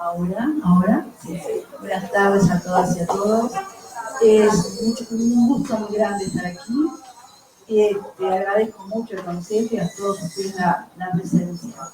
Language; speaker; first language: Spanish; native; Spanish